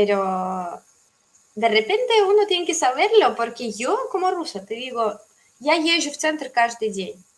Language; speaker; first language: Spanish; non-native, fluent; Russian